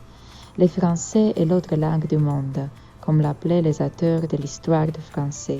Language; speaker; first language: French; non-native, fluent; Romanian